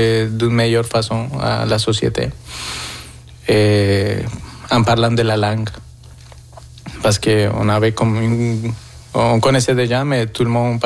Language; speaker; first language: French; non-native, fluent; Spanish